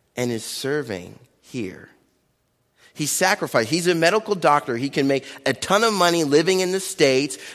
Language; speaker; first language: English; early bilingual, other home language; Akan